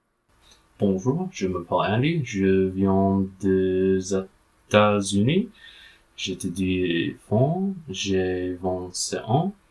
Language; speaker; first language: French; non-native, learner; English